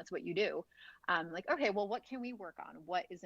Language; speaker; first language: English; native; English